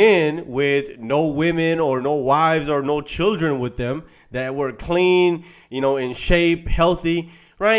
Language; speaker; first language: English; native; English